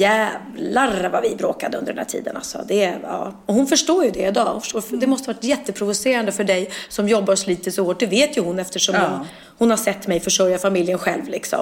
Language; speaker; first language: Swedish; native; Swedish